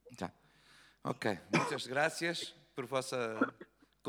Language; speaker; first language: Spanish; non-native, learner; Portuguese